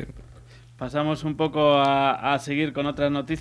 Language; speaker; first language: Spanish; native; Spanish